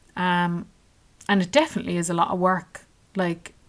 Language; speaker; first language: English; native; English